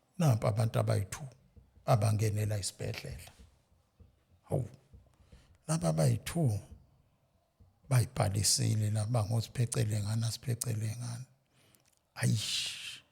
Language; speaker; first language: Zulu; native; Zulu